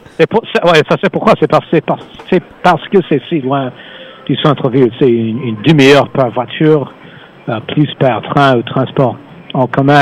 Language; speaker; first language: French; non-native, fluent; English